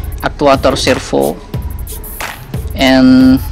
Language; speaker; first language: English; non-native, learner; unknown